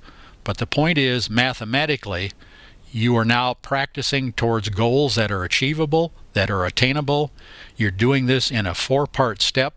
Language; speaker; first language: English; native; English